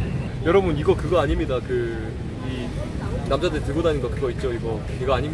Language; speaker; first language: Korean; native; Korean